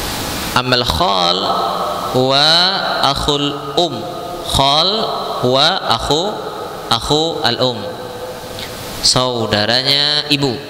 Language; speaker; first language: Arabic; non-native, fluent; Indonesian